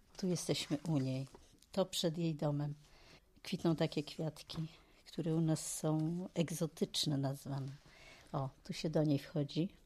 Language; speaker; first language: Polish; native; Polish